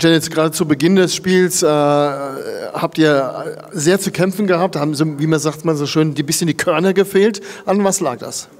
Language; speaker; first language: German; native; German